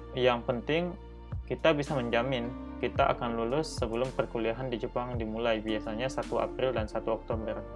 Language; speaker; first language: Indonesian; native; Indonesian